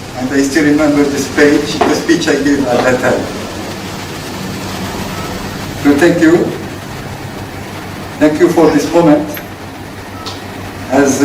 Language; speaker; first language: English; non-native, fluent; Arabic